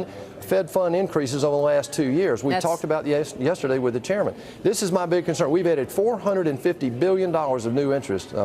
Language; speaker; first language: English; native; English